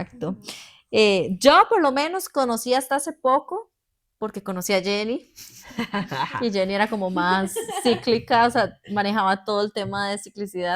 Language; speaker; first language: Spanish; native; Spanish